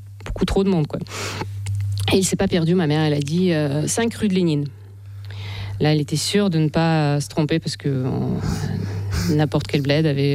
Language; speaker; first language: French; non-native, fluent; Russian